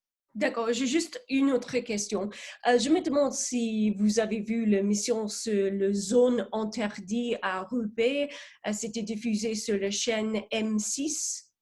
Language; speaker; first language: French; non-native, fluent; English